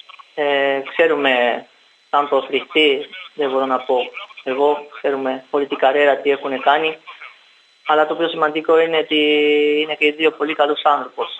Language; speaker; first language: Greek; non-native, learner; Spanish